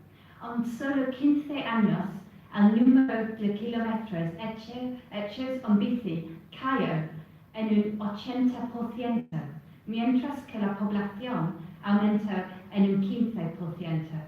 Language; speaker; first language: Spanish; non-native, fluent; English